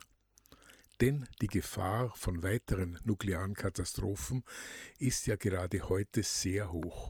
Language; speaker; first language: German; native; German